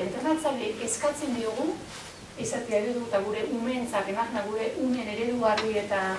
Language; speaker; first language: Basque; native; Basque